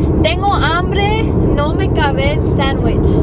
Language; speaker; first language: Spanish; early bilingual, heritage; Spanish